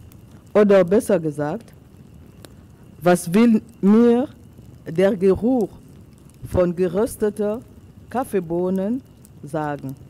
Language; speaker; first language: German; non-native, fluent; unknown